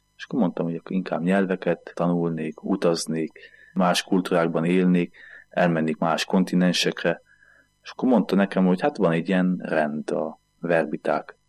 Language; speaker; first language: Hungarian; native; Hungarian